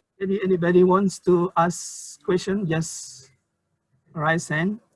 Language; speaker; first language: English; non-native, learner; Indonesian